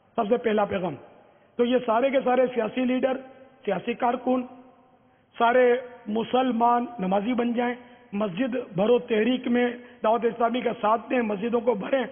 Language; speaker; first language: Urdu; non-native, local second language; Memoni